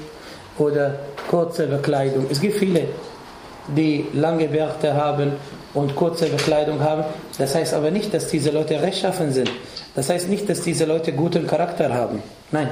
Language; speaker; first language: German; non-native, fluent; Arabic